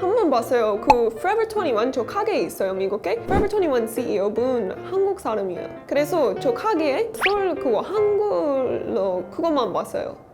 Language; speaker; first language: Korean; non-native, learner; English